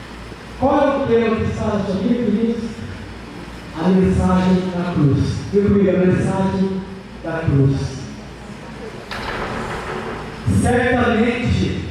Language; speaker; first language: Portuguese; native; Portuguese